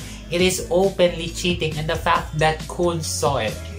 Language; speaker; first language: English; non-native, local second language; Filipino